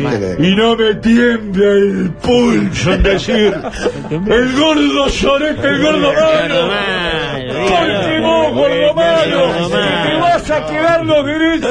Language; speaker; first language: Spanish; native; Spanish